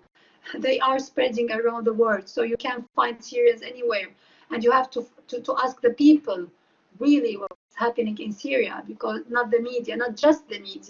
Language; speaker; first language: English; non-native, fluent; Arabic